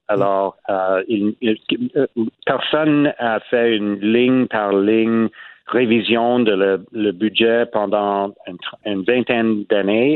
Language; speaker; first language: French; non-native, learner; English